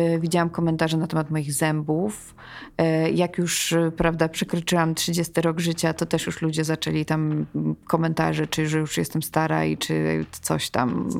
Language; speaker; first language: Polish; early bilingual, heritage; Polish